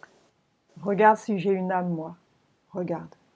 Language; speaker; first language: French; native; French